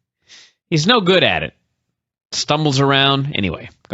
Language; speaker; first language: English; native; English